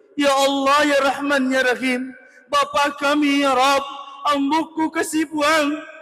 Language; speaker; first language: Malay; non-native, local second language; Buginese